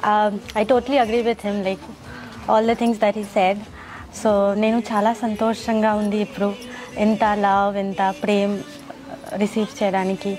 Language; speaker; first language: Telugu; non-native, learner; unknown